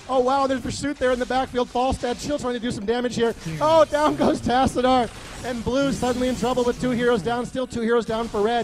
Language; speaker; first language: English; native; English